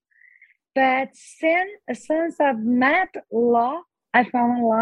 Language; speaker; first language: English; non-native, fluent; Portuguese